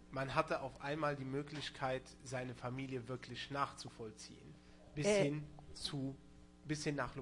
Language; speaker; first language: German; non-native, local second language; Luxembourgish